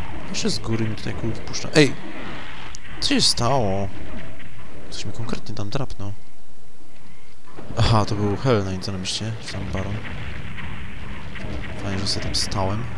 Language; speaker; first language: Polish; native; Polish